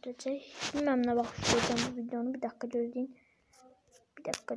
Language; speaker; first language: Turkish; non-native, learner; Azerbaijani